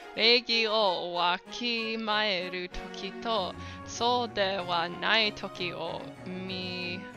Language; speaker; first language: Japanese; non-native, learner; English